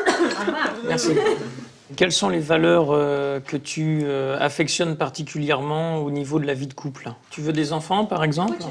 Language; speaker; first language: French; native; French